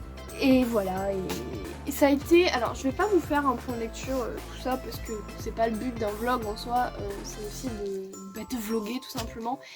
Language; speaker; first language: French; native; French